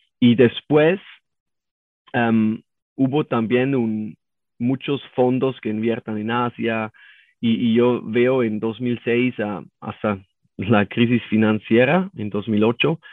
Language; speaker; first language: Spanish; non-native, learner; German